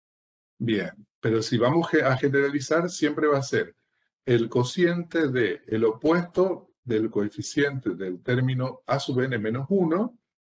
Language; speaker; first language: Spanish; native; Spanish